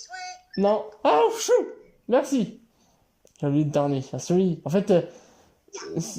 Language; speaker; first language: French; native; French